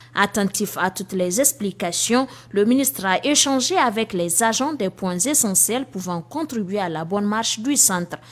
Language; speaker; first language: French; non-native, local second language; Hausa